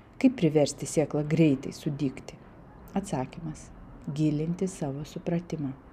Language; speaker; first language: Lithuanian; non-native, local second language; Russian